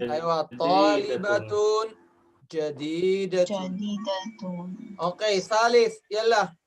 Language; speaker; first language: Arabic; non-native, fluent; Filipino